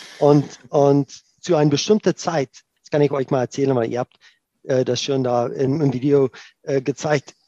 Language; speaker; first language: German; non-native, fluent; Afrikaans